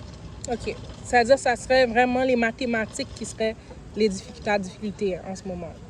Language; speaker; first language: French; native; French